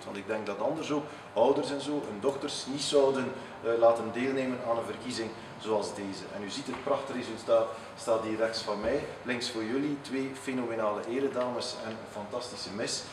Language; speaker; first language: Dutch; native; Dutch